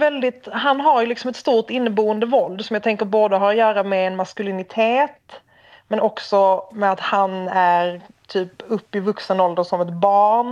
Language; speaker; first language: Swedish; native; Swedish